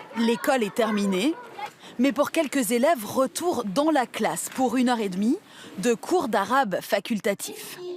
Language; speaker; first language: French; native; French